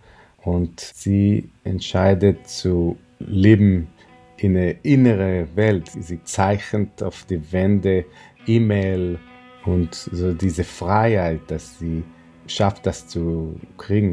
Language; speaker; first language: German; non-native, fluent; Hebrew